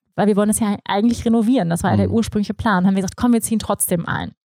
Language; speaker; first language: German; native; German